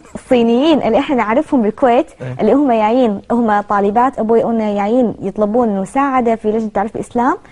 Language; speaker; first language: Arabic; early bilingual, other home language; Chinese